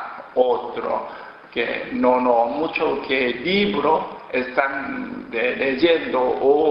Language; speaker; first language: Spanish; non-native, learner; Korean